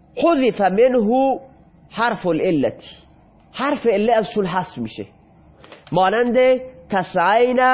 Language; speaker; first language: Persian; non-native, local second language; Baluchi